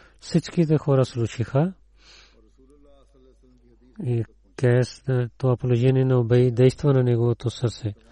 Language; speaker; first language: Bulgarian; non-native, learner; Urdu